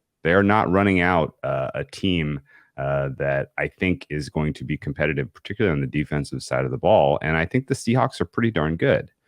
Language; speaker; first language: English; native; English